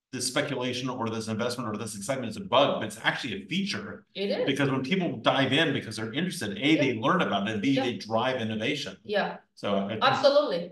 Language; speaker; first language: English; native; English